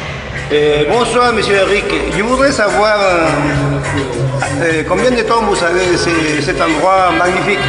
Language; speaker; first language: French; non-native, fluent; Spanish